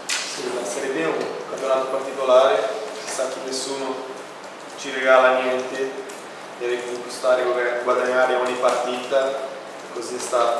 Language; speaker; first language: Italian; non-native, fluent; Portuguese